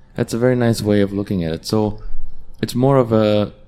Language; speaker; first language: English; non-native, fluent; Hungarian